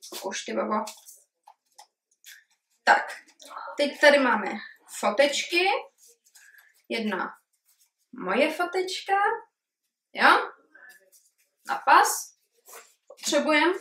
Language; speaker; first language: Czech; early bilingual, heritage; Czech